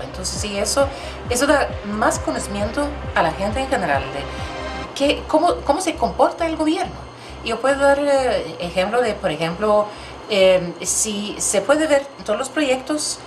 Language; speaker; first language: Spanish; non-native, fluent; Swedish